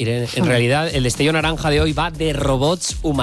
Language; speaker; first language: Spanish; native; Spanish